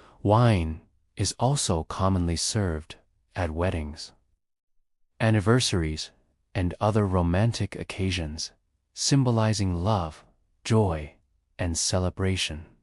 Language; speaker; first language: English; native; English